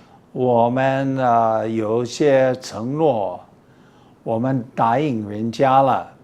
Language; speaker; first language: Chinese; non-native, fluent; English